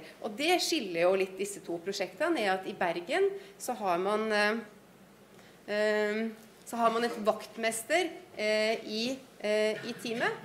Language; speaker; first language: Norwegian; native; Norwegian